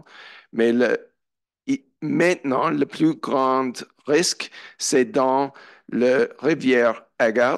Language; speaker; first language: French; non-native, learner; English